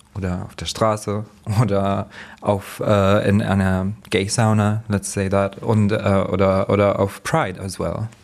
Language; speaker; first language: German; non-native, fluent; Arabic